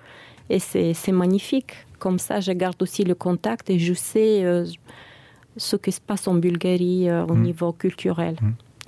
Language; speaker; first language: French; non-native, fluent; Bulgarian